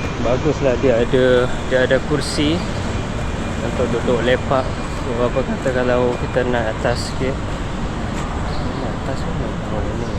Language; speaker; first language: Malay; non-native, fluent; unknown